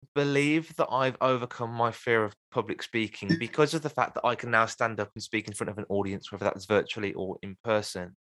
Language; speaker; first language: English; native; English